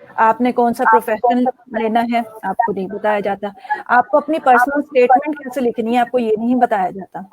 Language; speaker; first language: Urdu; native; Urdu